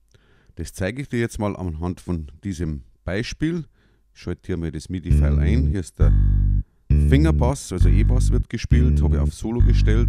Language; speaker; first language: German; native; German